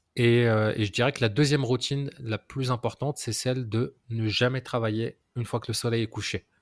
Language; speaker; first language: French; non-native, local second language; Arabic